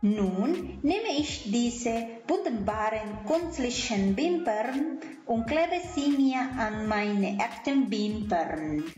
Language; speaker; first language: German; non-native, fluent; Spanish